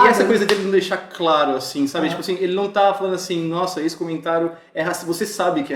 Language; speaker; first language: Portuguese; native; Portuguese